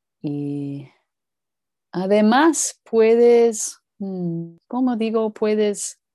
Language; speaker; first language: Spanish; non-native, learner; English